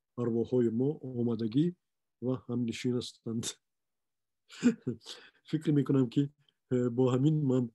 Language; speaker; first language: Persian; non-native, local second language; Shughni